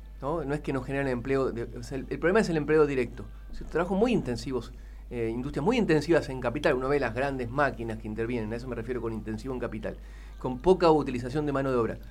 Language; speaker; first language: Spanish; native; Spanish